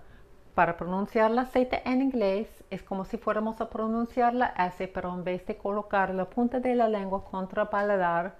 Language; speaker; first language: Spanish; non-native, fluent; English